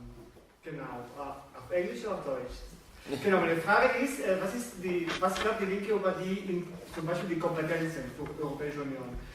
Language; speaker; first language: German; non-native, learner; Spanish